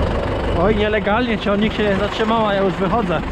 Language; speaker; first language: Polish; native; Polish